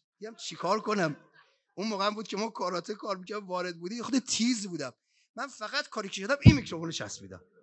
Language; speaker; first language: Persian; native; Persian